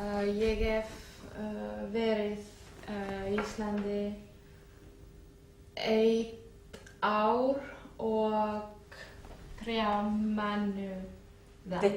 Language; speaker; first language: Icelandic; non-native, learner; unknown